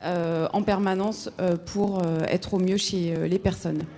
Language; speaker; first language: French; native; French